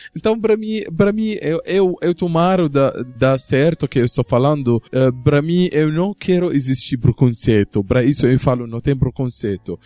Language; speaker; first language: Portuguese; non-native, learner; Arabic